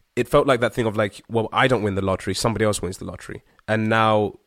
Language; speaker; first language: English; early bilingual, other home language; Shona